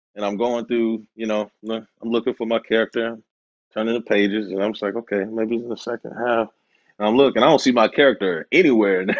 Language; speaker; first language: English; native; English